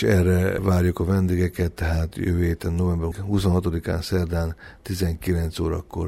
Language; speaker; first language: Hungarian; native; Hungarian